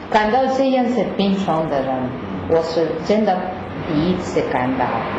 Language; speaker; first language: Chinese; non-native, learner; Spanish